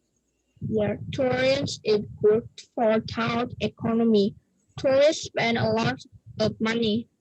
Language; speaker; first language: English; non-native, learner; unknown